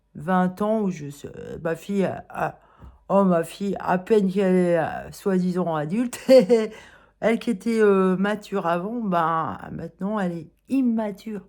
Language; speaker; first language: French; native; French